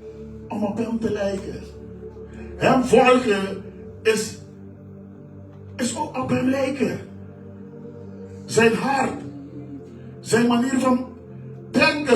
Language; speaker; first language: Dutch; non-native, fluent; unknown